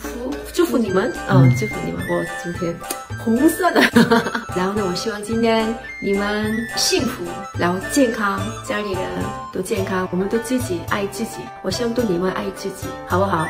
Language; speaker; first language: Chinese; non-native, fluent; Korean